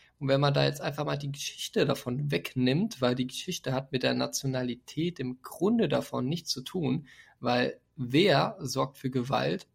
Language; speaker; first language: German; native; German